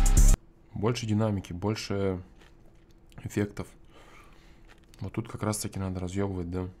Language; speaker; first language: Russian; native; Russian